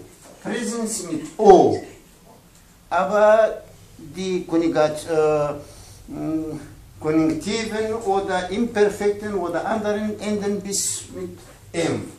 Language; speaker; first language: German; non-native, fluent; Pashto